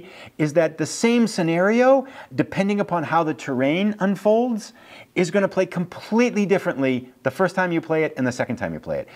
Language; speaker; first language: English; native; English